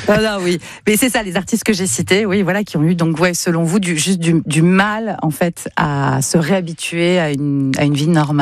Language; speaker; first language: French; native; French